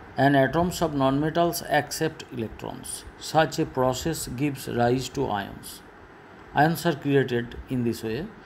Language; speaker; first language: English; non-native, local second language; Bangla